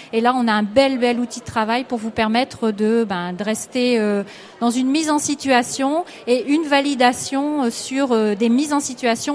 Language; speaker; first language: French; native; French